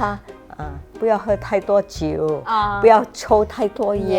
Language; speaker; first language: Chinese; native; Chinese